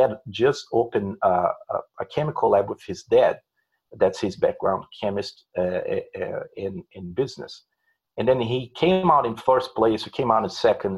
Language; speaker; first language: English; non-native, fluent; Portuguese